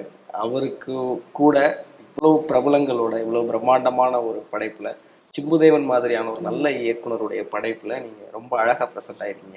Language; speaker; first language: Tamil; native; Tamil